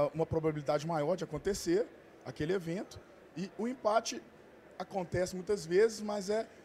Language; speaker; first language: Portuguese; native; Portuguese